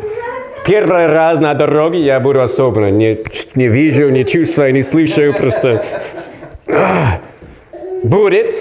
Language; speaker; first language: Russian; non-native, learner; English